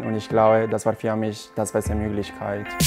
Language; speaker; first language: German; non-native, local second language; Spanish